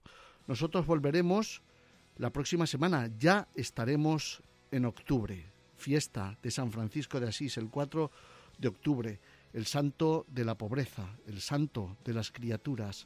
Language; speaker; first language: Spanish; native; Spanish